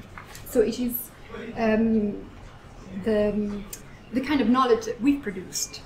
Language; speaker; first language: English; non-native, fluent; Italian